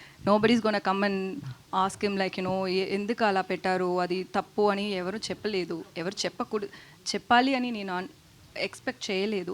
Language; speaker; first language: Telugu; non-native, learner; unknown